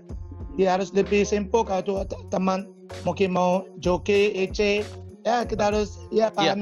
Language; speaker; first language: Indonesian; non-native, fluent; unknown